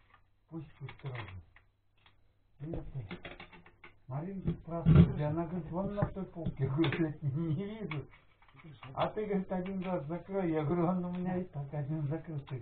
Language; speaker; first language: Russian; native; Russian